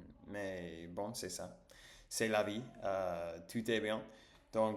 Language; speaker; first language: French; non-native, learner; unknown